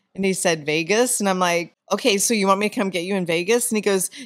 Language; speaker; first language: English; native; English